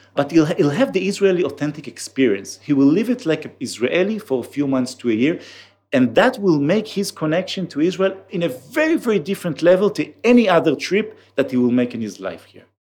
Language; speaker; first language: English; non-native, fluent; Hebrew